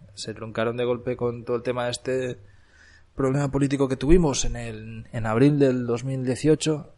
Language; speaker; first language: Spanish; native; Spanish